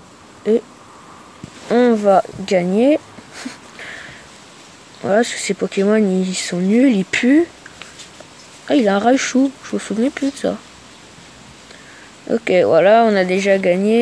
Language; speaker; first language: French; native; French